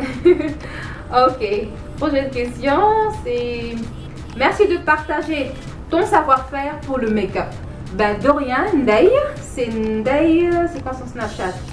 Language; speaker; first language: French; non-native, local second language; Wolof